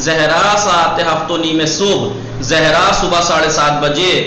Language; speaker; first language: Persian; non-native, fluent; Urdu